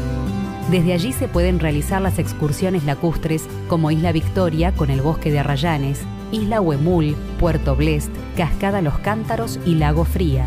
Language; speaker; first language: Spanish; native; Spanish